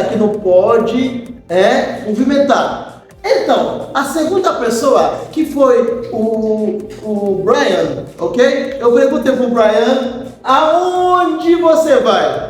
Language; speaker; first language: Portuguese; non-native, local second language; Haitian Creole